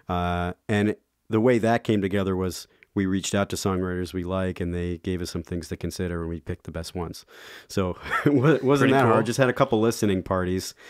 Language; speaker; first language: English; native; English